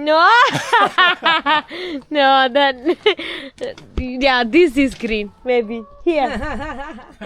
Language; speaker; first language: English; non-native, learner; Malayalam